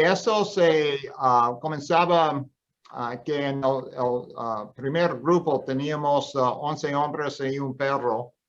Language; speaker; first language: Spanish; non-native, fluent; English